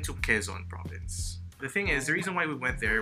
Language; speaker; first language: English; non-native, local second language; Filipino